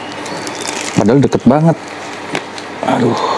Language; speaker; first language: Indonesian; native; Indonesian